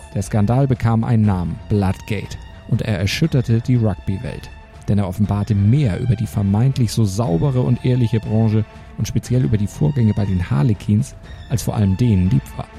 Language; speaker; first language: German; native; German